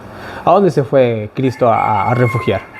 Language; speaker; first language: Spanish; native; Spanish